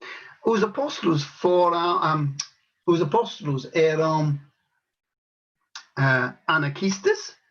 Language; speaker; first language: Portuguese; non-native, fluent; English